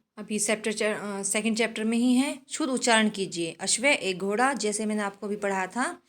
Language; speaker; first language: Hindi; native; Hindi